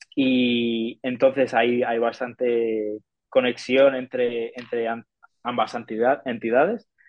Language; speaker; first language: Spanish; non-native, fluent; English